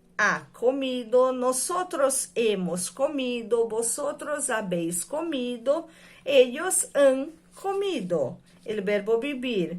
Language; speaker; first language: Spanish; non-native, fluent; Portuguese